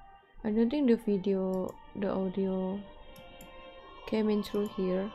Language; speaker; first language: English; non-native, fluent; Indonesian